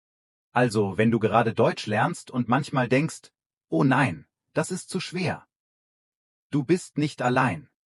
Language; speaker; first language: German; non-native, fluent; Vietnamese